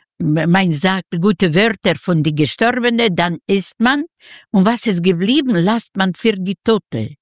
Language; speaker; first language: German; non-native, learner; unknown